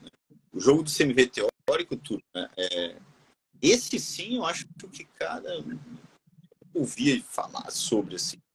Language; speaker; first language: Portuguese; native; Portuguese